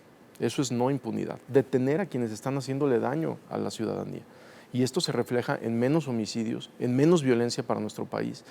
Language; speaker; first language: Spanish; native; Spanish